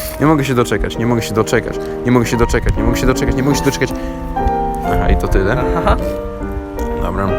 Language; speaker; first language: Polish; native; Polish